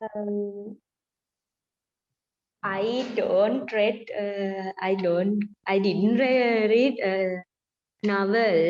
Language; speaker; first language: English; non-native, learner; Sinhala